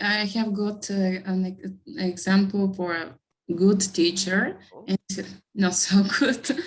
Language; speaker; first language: English; non-native, learner; Bulgarian